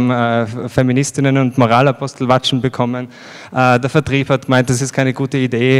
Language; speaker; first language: German; native; German